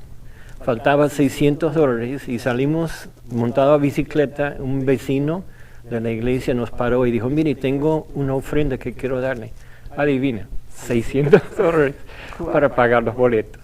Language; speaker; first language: Spanish; non-native, fluent; English